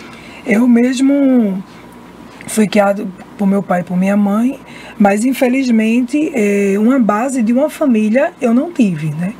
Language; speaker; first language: Portuguese; native; Portuguese